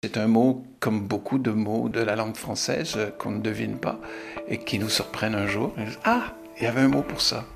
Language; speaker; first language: French; native; French